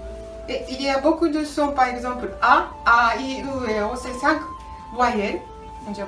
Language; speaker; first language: French; non-native, learner; Japanese